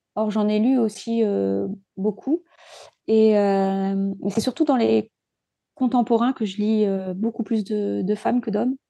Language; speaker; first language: French; native; French